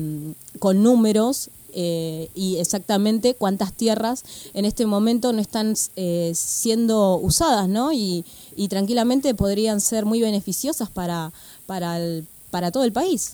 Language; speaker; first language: Spanish; native; Spanish